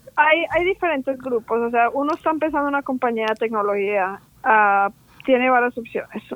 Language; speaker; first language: Spanish; native; Spanish